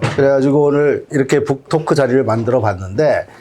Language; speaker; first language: Korean; native; Korean